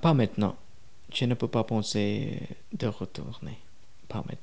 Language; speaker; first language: French; non-native, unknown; Tamil